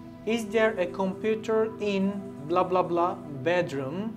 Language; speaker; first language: English; non-native, fluent; Turkish